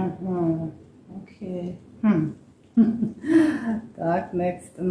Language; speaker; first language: English; non-native, learner; Russian